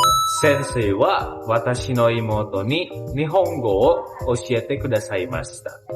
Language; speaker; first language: Japanese; non-native, learner; Indonesian